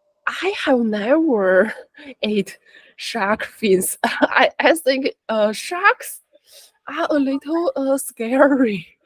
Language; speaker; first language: English; non-native, learner; Chinese